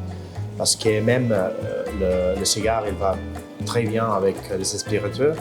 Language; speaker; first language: French; non-native, fluent; Spanish